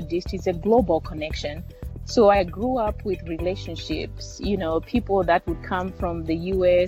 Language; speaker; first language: English; non-native, local second language; Shona